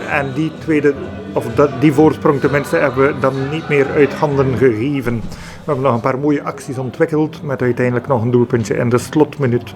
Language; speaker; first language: Dutch; native; Dutch